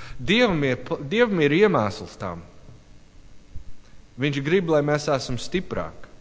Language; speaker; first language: Latvian; non-native, learner; English